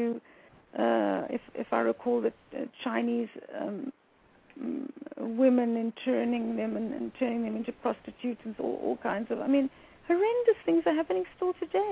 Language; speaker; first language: English; native; English